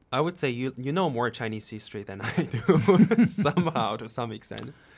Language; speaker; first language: English; non-native, fluent; Chinese